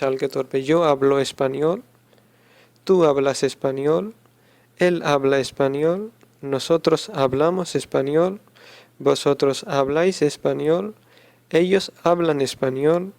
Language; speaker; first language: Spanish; non-native, fluent; Urdu